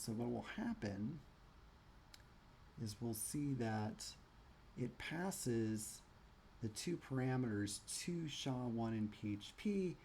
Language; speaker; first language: English; native; English